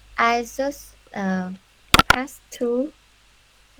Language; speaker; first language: English; non-native, learner; Vietnamese